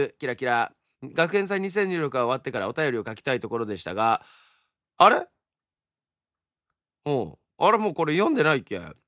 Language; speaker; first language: Japanese; native; Japanese